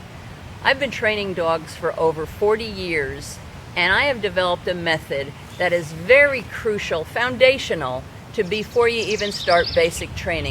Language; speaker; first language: English; native; English